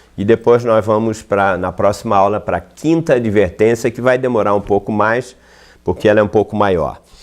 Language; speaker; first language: Portuguese; native; Portuguese